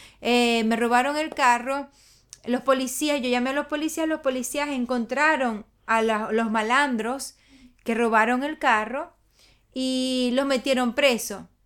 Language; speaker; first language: Spanish; native; Spanish